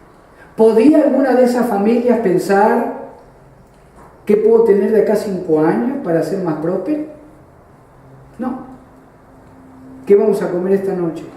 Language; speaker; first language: Spanish; native; Spanish